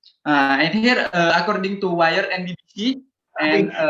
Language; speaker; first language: English; non-native, learner; Indonesian